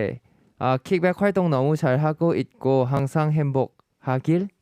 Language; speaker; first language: Korean; non-native, fluent; Thai